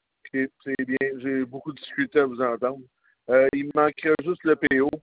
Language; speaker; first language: French; native; French